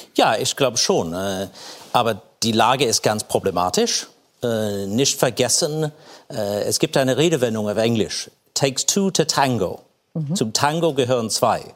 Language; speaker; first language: German; non-native, fluent; English